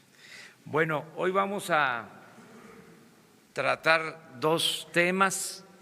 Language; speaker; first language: Spanish; native; Spanish